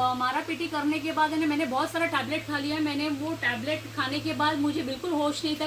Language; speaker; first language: Hindi; non-native, local second language; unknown